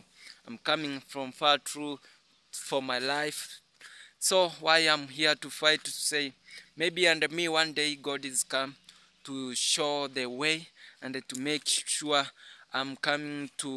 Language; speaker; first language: English; non-native, learner; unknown